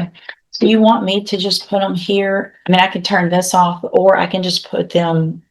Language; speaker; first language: English; native; English